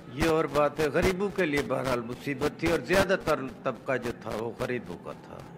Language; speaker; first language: Urdu; non-native, local second language; Saraiki